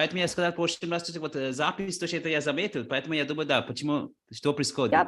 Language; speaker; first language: Russian; non-native, fluent; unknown